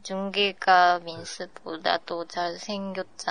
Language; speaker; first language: Korean; non-native, learner; Japanese